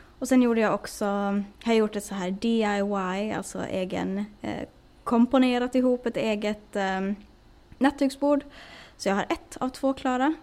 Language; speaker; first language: Swedish; native; Swedish